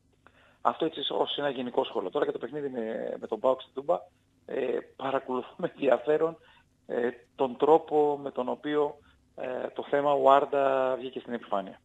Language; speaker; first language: Greek; native; Greek